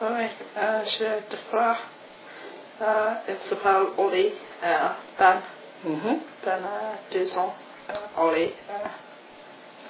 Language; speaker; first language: French; non-native, learner; English